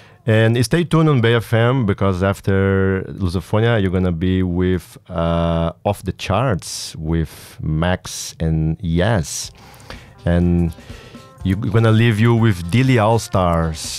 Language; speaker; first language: English; non-native, fluent; Portuguese